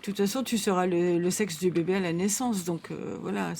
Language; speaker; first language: French; native; French